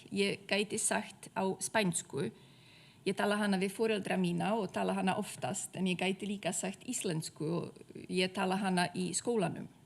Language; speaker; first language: Icelandic; non-native, fluent; Czech